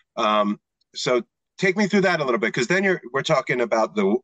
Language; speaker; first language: English; native; English